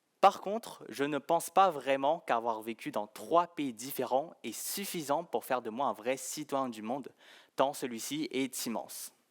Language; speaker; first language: French; early bilingual, other home language; Chinese